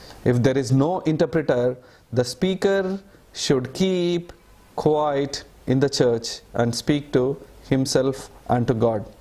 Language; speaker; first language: English; non-native, local second language; Telugu